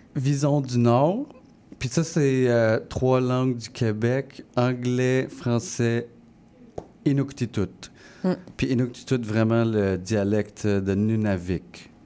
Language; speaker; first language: French; non-native, local second language; English